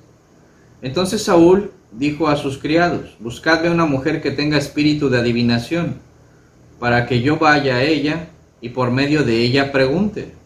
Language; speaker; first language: Spanish; native; Spanish